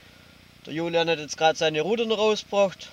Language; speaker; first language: German; native; German